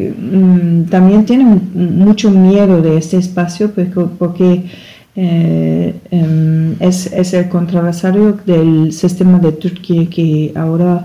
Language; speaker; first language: Spanish; non-native, learner; German